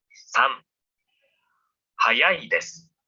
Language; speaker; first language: Japanese; non-native, learner; French